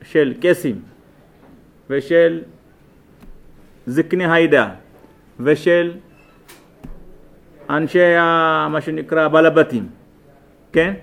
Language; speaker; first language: Hebrew; non-native, fluent; Amharic